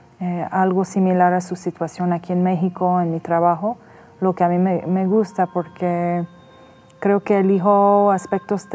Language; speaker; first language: Spanish; non-native, fluent; Persian